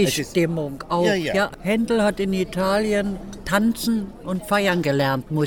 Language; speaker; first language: German; native; German